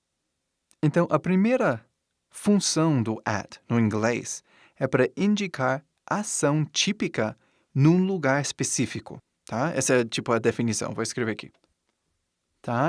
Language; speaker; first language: Portuguese; non-native, fluent; English